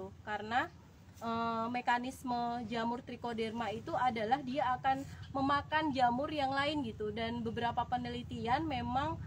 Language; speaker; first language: Indonesian; native; Indonesian